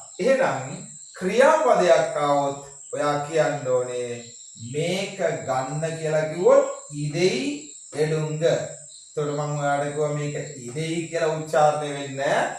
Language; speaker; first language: Sinhala; non-native, local second language; Tamil